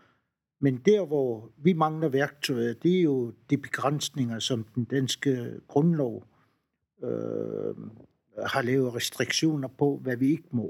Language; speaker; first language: Danish; non-native, local second language; Kalaallisut